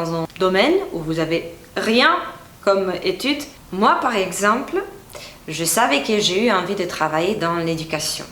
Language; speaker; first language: French; non-native, fluent; Romanian